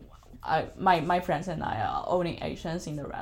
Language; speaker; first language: English; non-native, fluent; Chinese